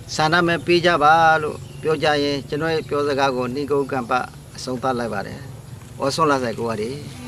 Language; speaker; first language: Burmese; non-native, local second language; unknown